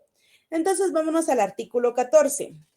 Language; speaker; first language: Spanish; native; Spanish